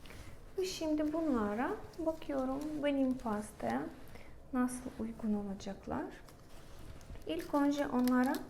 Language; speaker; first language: Turkish; non-native, learner; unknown